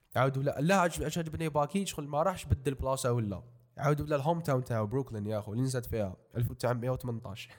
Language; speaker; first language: Arabic; native; Arabic